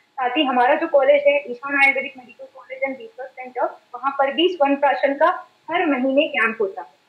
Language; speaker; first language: Hindi; native; Hindi